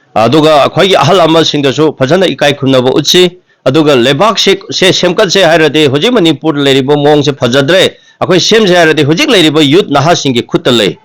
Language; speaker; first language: Manipuri; non-native, local second language; Tangkhul Naga (India)